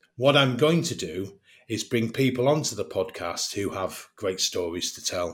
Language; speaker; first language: English; native; English